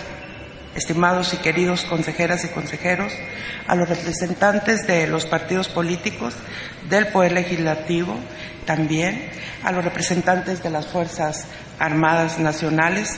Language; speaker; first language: Spanish; native; Spanish